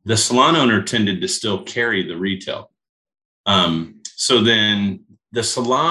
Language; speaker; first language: English; native; English